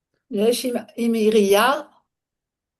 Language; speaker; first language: Hebrew; non-native, learner; French